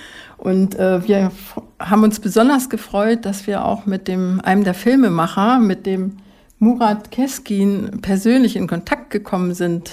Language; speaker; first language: German; native; German